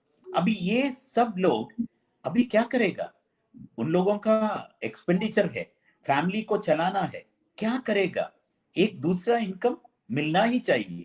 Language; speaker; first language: Hindi; non-native, fluent; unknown